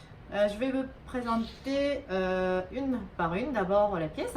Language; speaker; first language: French; non-native, fluent; Japanese